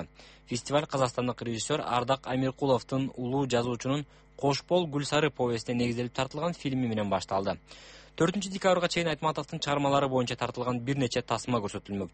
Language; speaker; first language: Kyrgyz; native; Kyrgyz